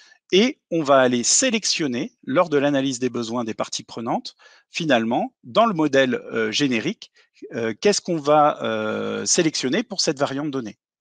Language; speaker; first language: French; native; French